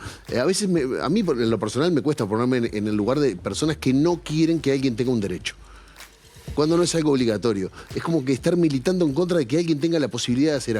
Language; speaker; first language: Spanish; native; Spanish